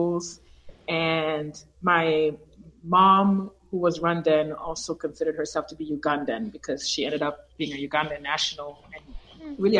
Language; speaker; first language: English; non-native, fluent; French